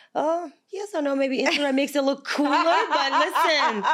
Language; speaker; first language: English; non-native, fluent; Kazakh